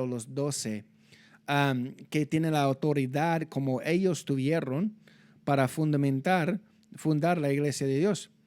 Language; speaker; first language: Spanish; non-native, fluent; English